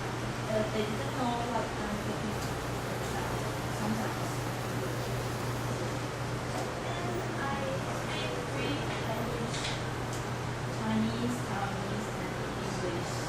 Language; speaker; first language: English; non-native, learner; Chinese